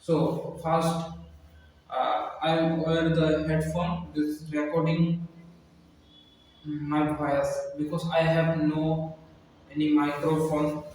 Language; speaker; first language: English; non-native, learner; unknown